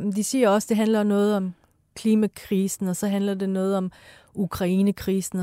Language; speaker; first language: Danish; early bilingual, other home language; Persian